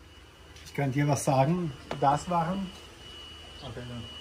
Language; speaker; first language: German; non-native, fluent; Italian